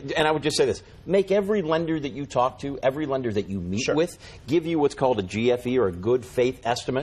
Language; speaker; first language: English; native; English